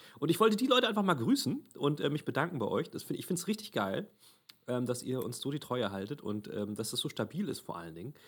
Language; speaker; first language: German; native; German